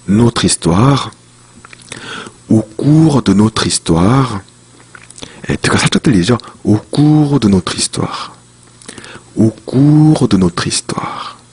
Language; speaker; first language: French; non-native, fluent; Korean